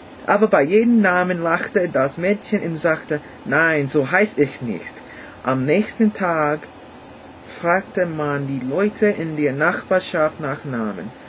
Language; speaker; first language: German; non-native, learner; English